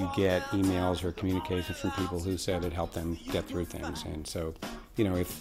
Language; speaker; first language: English; native; English